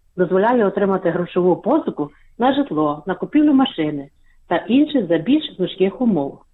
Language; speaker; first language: Ukrainian; early bilingual, heritage; Ukrainian